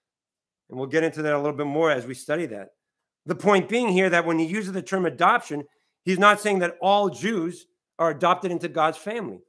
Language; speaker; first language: English; native; English